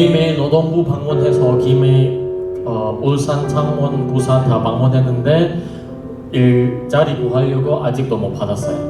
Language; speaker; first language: Korean; non-native, fluent; Indonesian